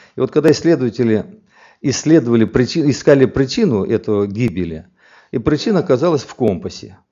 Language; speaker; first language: Russian; native; Russian